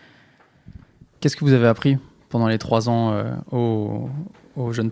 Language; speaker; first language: French; native; French